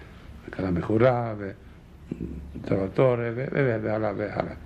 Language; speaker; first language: Hebrew; non-native, fluent; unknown